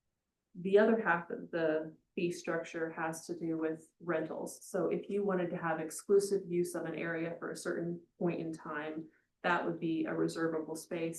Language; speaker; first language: English; native; English